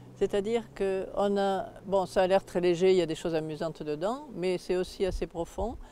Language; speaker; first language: French; native; French